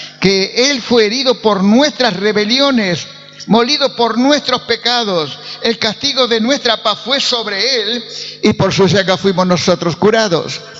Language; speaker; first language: Spanish; native; Spanish